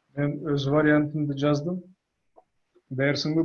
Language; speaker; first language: Turkish; non-native, learner; Kyrgyz